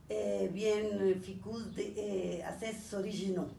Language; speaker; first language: French; non-native, learner; Spanish